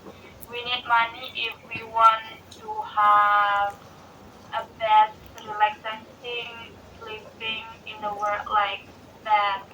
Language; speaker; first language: English; non-native, learner; Indonesian